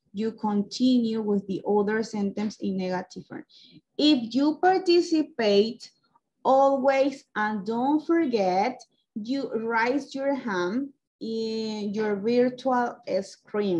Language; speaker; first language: English; non-native, local second language; Spanish